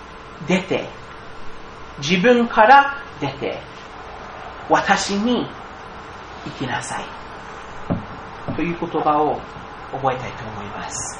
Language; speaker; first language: Japanese; non-native, fluent; English